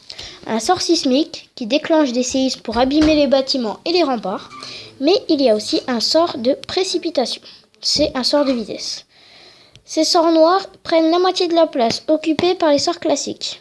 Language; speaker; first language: French; native; French